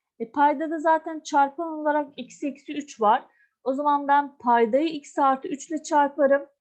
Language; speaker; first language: Turkish; native; Turkish